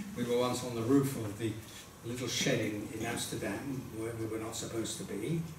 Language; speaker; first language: English; early bilingual, other home language; Dutch